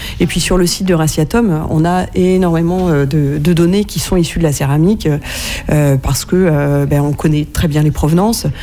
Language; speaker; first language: French; native; French